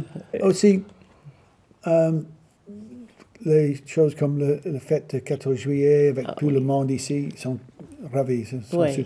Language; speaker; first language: French; non-native, learner; English